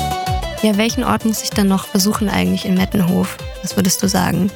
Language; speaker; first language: German; native; German